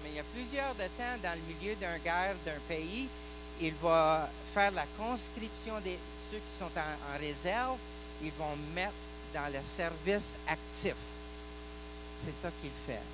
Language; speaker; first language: French; non-native, local second language; English